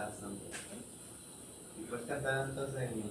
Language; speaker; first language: Spanish; native; Spanish